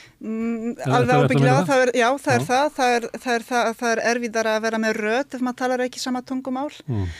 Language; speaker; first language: Icelandic; non-native, fluent; Polish